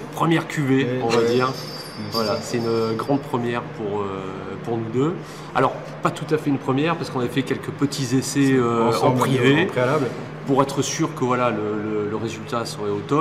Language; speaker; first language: French; native; French